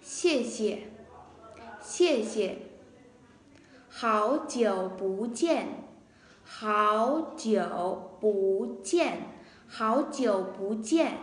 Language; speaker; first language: Chinese; non-native, fluent; Vietnamese